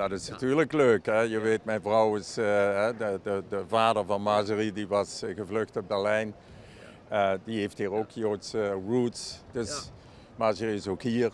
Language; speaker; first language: Dutch; native; Dutch